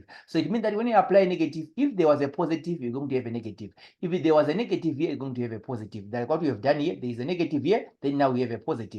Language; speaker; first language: English; non-native, local second language; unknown